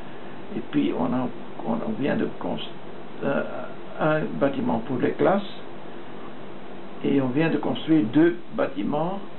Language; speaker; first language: French; non-native, fluent; Dutch